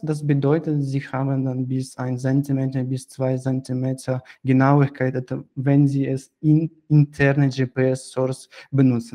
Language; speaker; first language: German; non-native, fluent; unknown